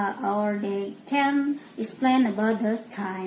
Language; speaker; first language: English; non-native, learner; Indonesian